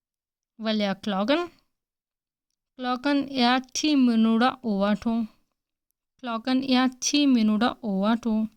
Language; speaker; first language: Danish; non-native, fluent; Hindi